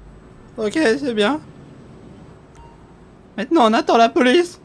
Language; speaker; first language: French; native; French